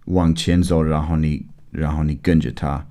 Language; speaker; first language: Chinese; non-native, fluent; English